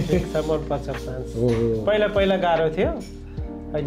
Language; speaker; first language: Nepali; native; Nepali